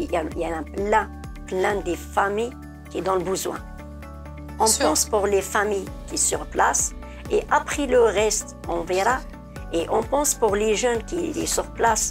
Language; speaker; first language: French; non-native, learner; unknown